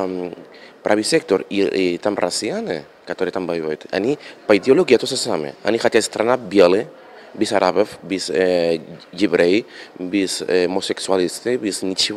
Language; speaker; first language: Russian; non-native, learner; Spanish